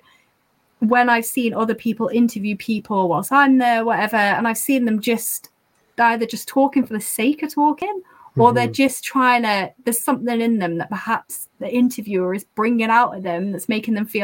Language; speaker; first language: English; native; English